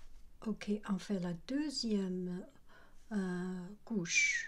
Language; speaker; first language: French; non-native, learner; Chinese